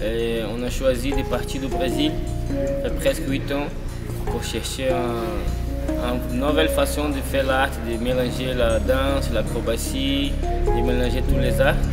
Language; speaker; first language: French; non-native, fluent; Portuguese